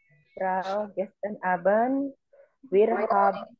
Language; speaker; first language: German; non-native, learner; Indonesian